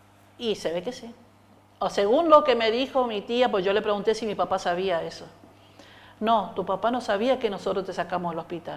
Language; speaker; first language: Spanish; native; Spanish